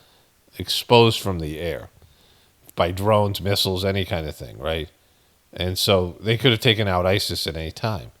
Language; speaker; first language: English; native; English